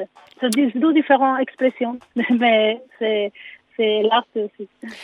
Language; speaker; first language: French; non-native, learner; Spanish